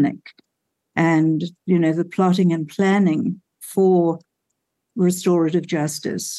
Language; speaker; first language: English; native; English